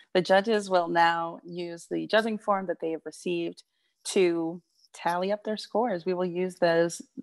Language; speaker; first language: English; native; English